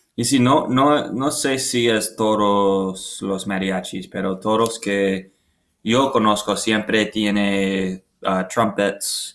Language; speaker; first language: Spanish; non-native, learner; English